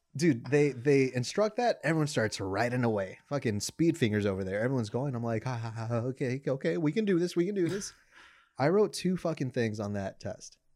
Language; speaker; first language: English; non-native, fluent; Spanish